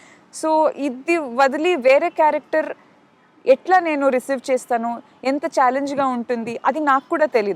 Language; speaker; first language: Telugu; non-native, local second language; Kannada